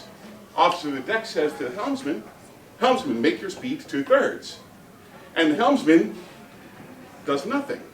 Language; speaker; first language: English; native; English